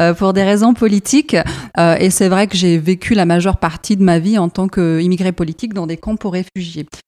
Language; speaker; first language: French; non-native, fluent; Arabic